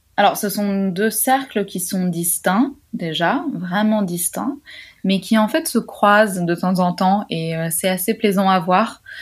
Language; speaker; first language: French; non-native, fluent; Italian